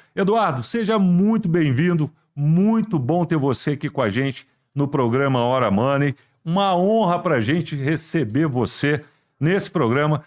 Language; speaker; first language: Portuguese; native; Portuguese